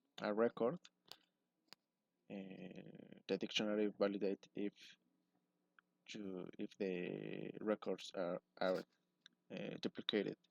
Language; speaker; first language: English; non-native, learner; Spanish